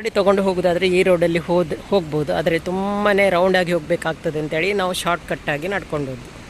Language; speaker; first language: Kannada; non-native, local second language; Konkani